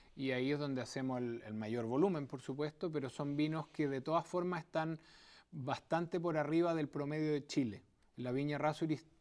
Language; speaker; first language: Spanish; native; Spanish